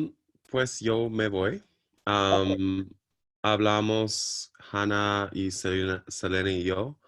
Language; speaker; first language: Spanish; non-native, learner; English